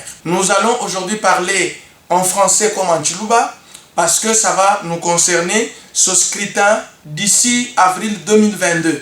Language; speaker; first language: French; non-native, local second language; Luba-Lulua